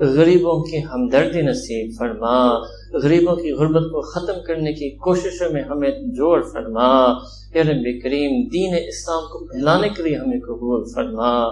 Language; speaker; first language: Urdu; early bilingual, heritage; Urdu